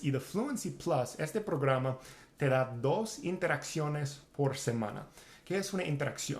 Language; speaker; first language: Spanish; non-native, fluent; English